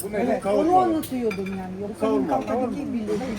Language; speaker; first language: Turkish; non-native, fluent; Russian